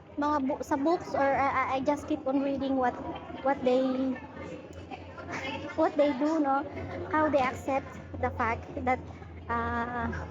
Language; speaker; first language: English; non-native, learner; Filipino